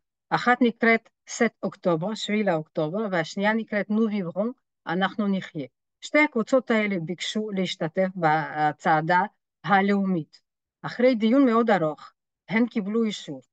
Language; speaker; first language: Hebrew; non-native, fluent; French